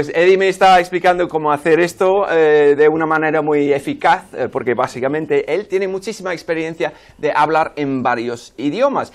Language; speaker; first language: Spanish; non-native, fluent; English